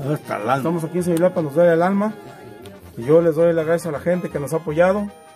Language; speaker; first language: Spanish; native; Spanish